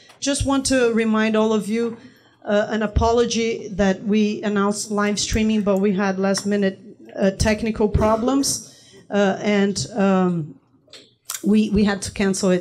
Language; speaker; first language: English; non-native, fluent; Portuguese